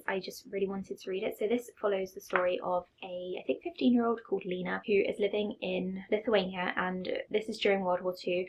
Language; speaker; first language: English; native; English